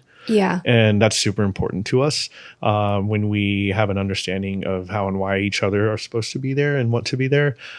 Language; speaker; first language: English; native; English